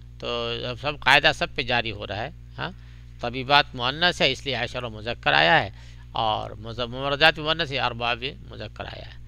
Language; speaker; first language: Urdu; native; Urdu